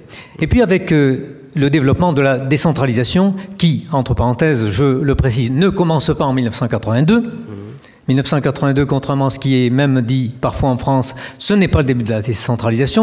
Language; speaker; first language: French; native; French